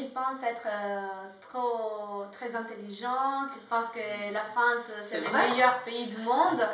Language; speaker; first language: French; non-native, fluent; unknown